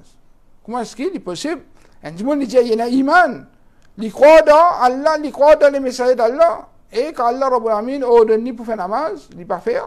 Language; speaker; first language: French; non-native, local second language; Morisyen